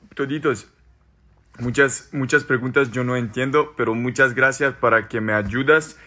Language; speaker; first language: Spanish; non-native, fluent; Serbian